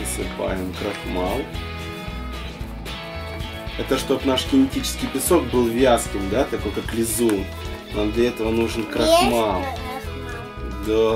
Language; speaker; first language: Russian; native; Russian